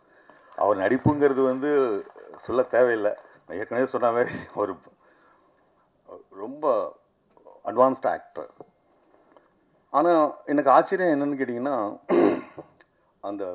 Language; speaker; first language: Tamil; native; Tamil